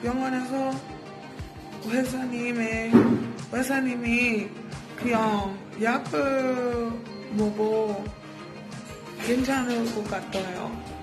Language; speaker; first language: Korean; non-native, learner; English